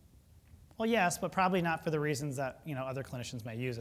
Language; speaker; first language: English; native; English